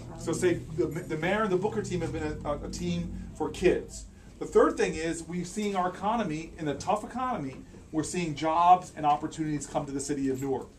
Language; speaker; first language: English; native; English